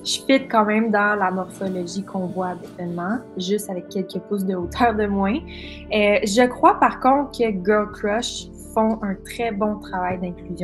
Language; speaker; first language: French; native; French